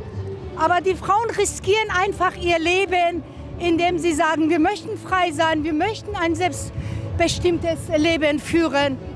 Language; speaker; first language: German; non-native, fluent; Persian